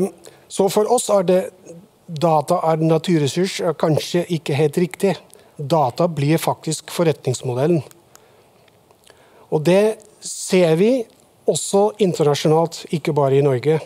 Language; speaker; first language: Norwegian; non-native, fluent; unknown